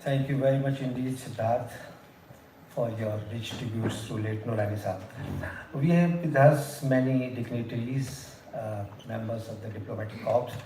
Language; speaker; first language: English; non-native, local second language; Hindi